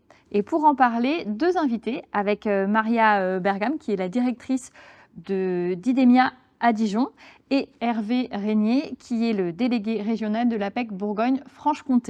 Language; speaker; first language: French; native; French